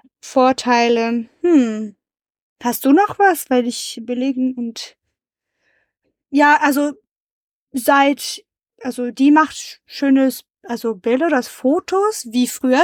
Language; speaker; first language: German; non-native, learner; French